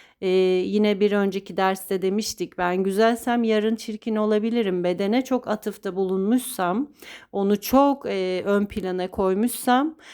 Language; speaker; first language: Turkish; native; Turkish